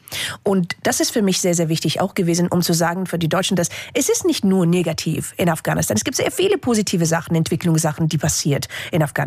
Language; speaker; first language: German; non-native, fluent; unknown